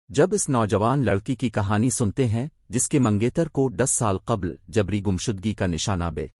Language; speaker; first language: Urdu; non-native, local second language; Baluchi